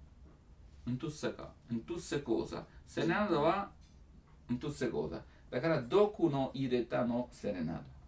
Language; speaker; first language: Japanese; non-native, learner; Italian